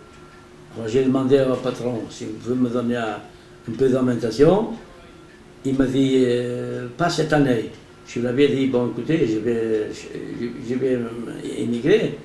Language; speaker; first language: French; non-native, learner; Portuguese